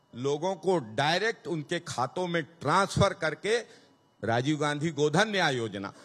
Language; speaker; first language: Hindi; native; Hindi